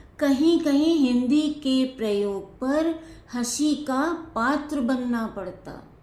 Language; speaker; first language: Hindi; native; Hindi